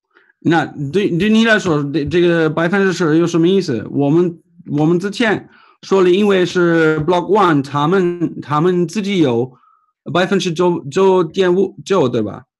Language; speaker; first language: Chinese; non-native, fluent; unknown